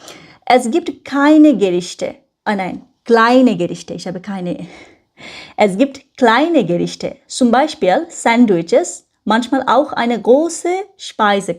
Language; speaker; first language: German; non-native, learner; Bangla